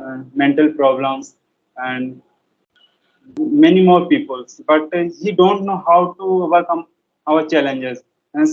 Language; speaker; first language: English; non-native, learner; Hindi